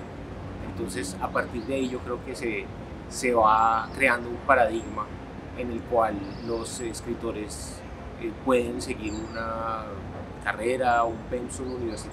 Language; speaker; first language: Spanish; native; Spanish